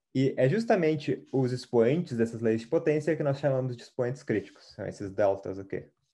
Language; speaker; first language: Portuguese; native; Portuguese